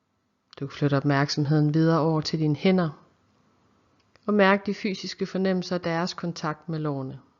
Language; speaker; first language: Danish; native; Danish